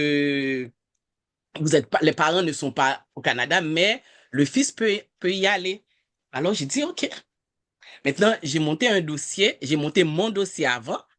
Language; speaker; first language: French; non-native, local second language; Haitian Creole